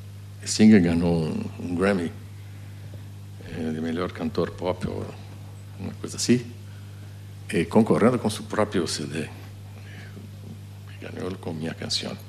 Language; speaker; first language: Portuguese; non-native, fluent; Spanish